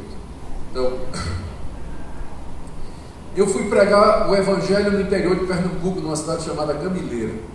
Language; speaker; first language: Portuguese; native; Portuguese